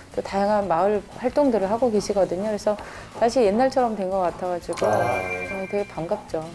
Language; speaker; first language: Korean; native; Korean